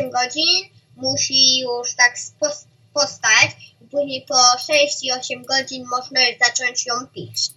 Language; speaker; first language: Polish; early bilingual, heritage; Polish